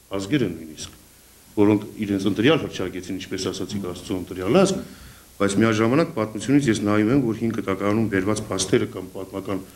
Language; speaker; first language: Armenian; native; Armenian